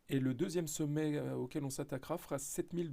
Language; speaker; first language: French; native; French